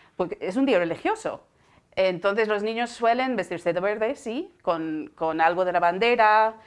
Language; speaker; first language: Spanish; non-native, fluent; English